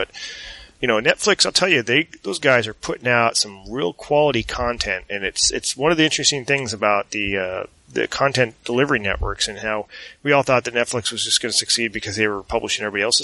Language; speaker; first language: English; native; English